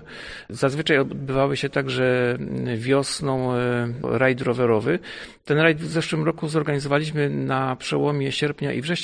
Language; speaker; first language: Polish; native; Polish